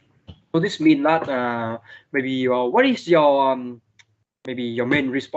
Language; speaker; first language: English; non-native, fluent; Vietnamese